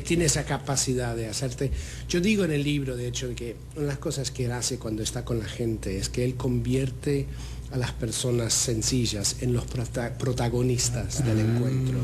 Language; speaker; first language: Spanish; non-native, fluent; English